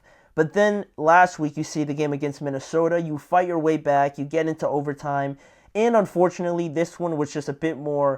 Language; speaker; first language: English; native; English